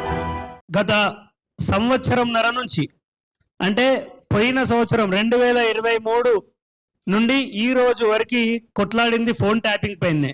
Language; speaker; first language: Telugu; native; Telugu